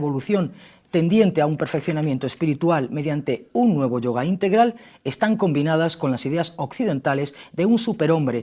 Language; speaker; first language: Spanish; native; Spanish